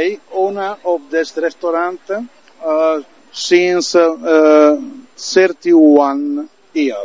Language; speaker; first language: English; non-native, learner; Italian